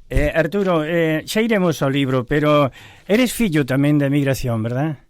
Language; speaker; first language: Galician; early bilingual, heritage; Spanish